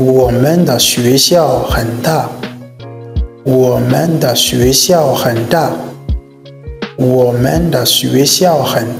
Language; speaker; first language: Chinese; non-native, fluent; French